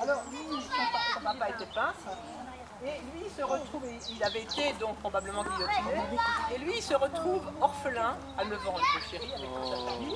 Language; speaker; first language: French; native; French